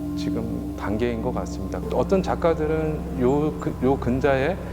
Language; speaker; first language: Korean; native; Korean